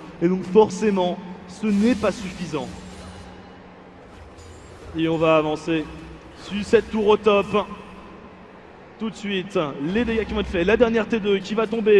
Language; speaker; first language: French; native; French